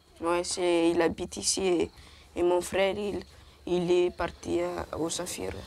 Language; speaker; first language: French; non-native, learner; Malagasy